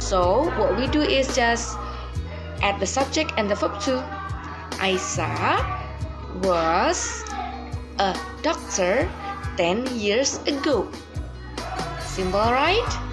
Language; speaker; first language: English; non-native, fluent; Indonesian